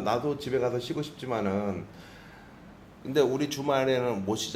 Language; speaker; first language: Korean; native; Korean